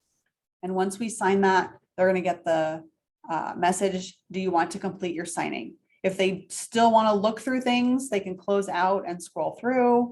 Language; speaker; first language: English; native; English